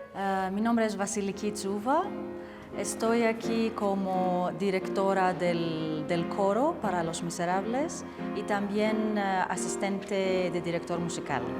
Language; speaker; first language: Spanish; non-native, fluent; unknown